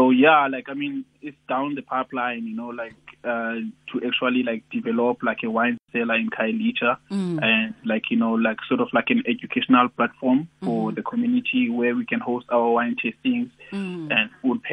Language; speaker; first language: English; non-native, local second language; Xhosa